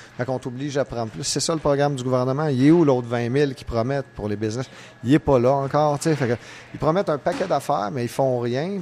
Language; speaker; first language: French; native; French